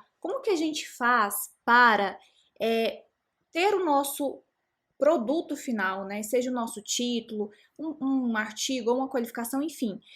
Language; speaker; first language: Portuguese; native; Portuguese